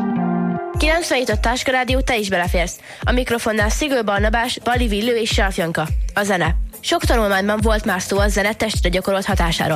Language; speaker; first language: Hungarian; native; Hungarian